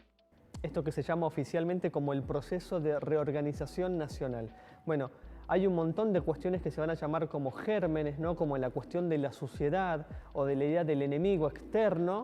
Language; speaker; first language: Spanish; native; Spanish